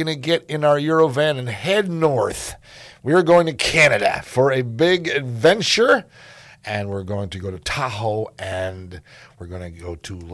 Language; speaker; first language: English; native; English